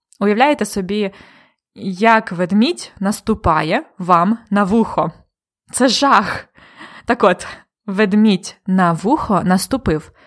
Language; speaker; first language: Ukrainian; native; Ukrainian